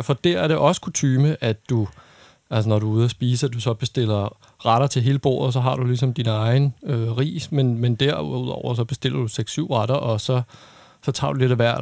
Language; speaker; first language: Danish; native; Danish